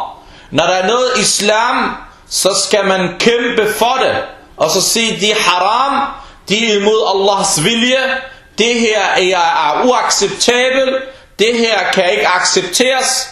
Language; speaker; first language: Danish; early bilingual, other home language; Arabic